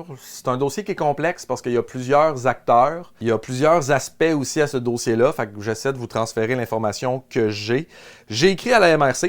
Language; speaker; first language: French; native; French